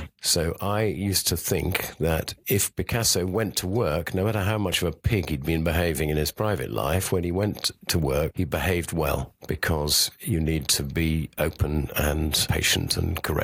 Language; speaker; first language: English; native; English